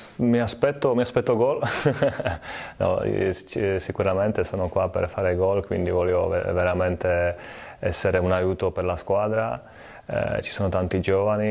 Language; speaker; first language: Italian; non-native, fluent; Czech